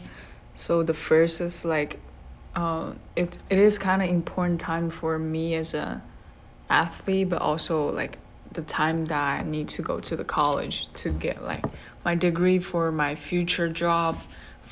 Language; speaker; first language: English; non-native, fluent; Chinese